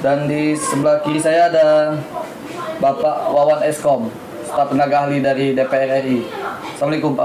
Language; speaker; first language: Malay; native; Malay